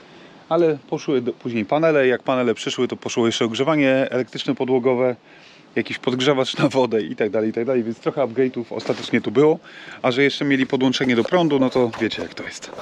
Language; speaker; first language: Polish; native; Polish